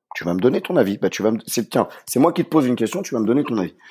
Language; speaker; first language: French; native; French